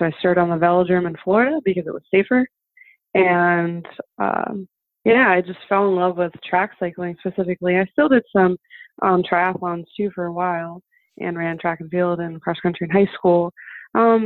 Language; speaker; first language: English; early bilingual, other home language; German